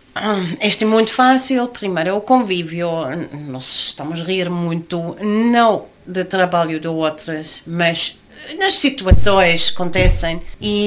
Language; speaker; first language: Portuguese; non-native, learner; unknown